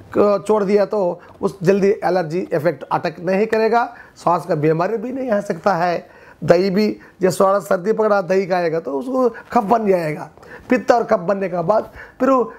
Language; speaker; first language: Hindi; non-native, local second language; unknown